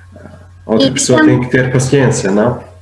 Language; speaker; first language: Portuguese; non-native, fluent; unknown